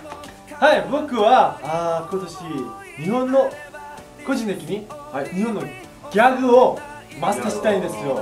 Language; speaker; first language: Japanese; non-native, learner; Korean